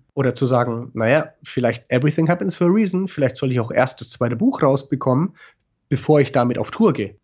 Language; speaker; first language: German; native; German